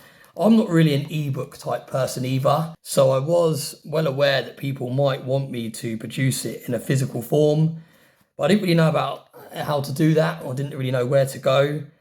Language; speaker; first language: English; native; English